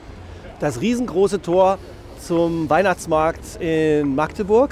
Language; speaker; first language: German; native; German